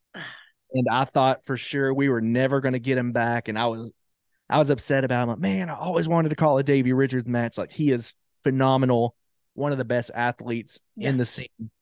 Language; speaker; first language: English; native; English